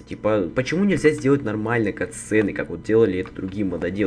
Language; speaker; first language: Russian; native; Russian